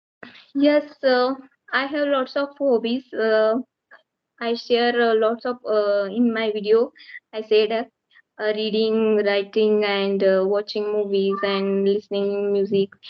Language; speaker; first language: English; non-native, learner; Marathi